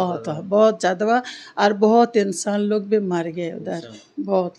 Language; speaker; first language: Hindi; non-native, local second language; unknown